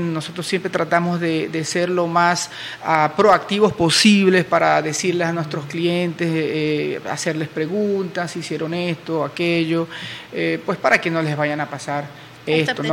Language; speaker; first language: Spanish; native; Spanish